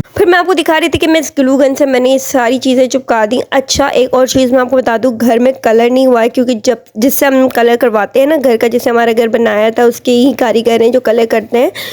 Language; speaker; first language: Urdu; native; Urdu